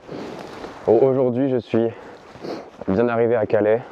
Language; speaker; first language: French; native; French